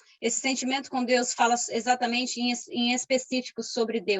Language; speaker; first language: Portuguese; native; Portuguese